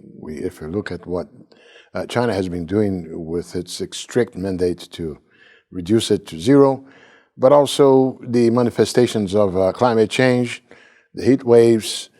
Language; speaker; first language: English; non-native, fluent; Portuguese